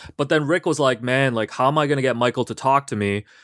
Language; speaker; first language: English; native; English